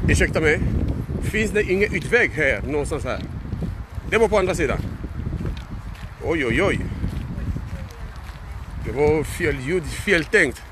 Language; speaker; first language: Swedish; non-native, learner; French